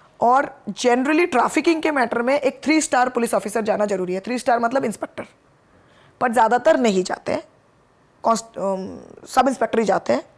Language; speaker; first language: Hindi; non-native, local second language; Bangla